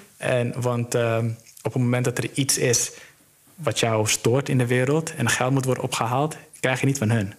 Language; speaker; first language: Dutch; early bilingual, other home language; Somali